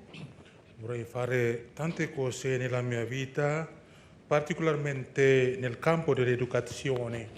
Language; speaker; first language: Italian; non-native, learner; Indonesian